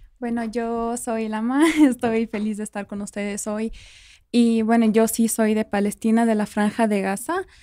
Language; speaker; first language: Spanish; non-native, fluent; Arabic